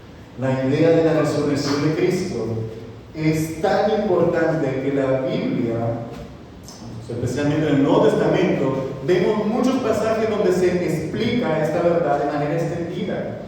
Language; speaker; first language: Spanish; native; Spanish